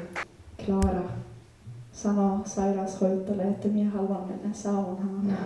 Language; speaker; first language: Finnish; non-native, learner; Swedish